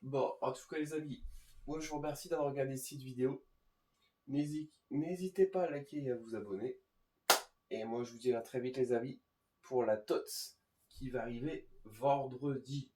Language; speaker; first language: French; native; French